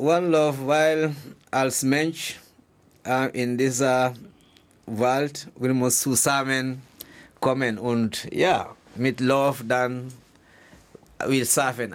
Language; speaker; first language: German; non-native, learner; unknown